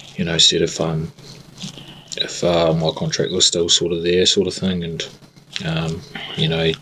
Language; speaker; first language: English; native; English